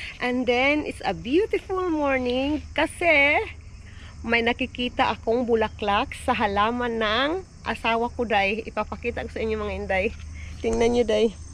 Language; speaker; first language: Filipino; non-native, local second language; Cebuano